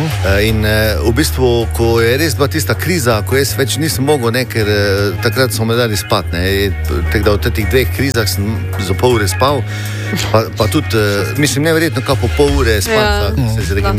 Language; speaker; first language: Slovenian; native; Slovenian